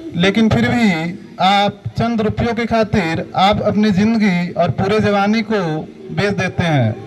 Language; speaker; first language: Hindi; native; Hindi